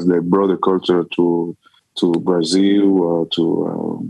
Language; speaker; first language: English; non-native, fluent; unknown